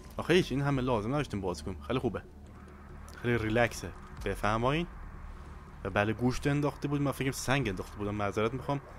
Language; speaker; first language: Persian; early bilingual, heritage; Persian